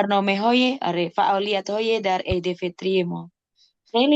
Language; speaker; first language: Persian; non-native, fluent; Indonesian